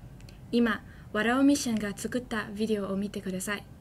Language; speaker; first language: Japanese; non-native, learner; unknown